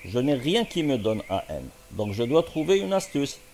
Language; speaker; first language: French; non-native, local second language; Arabic